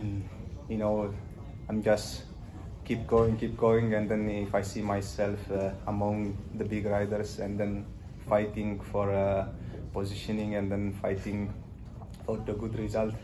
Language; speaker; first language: English; non-native, learner; Tigrinya